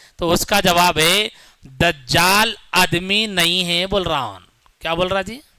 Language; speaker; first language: Urdu; native; Urdu